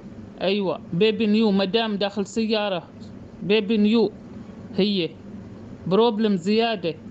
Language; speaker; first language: Arabic; non-native, learner; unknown